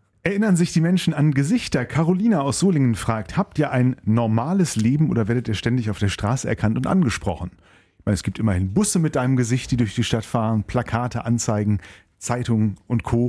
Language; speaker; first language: German; native; German